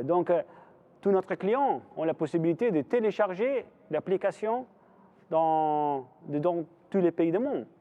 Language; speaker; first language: French; non-native, fluent; Italian